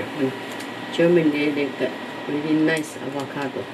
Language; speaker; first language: English; non-native, learner; Chinese